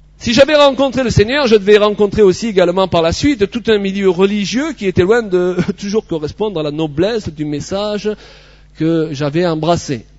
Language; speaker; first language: French; native; French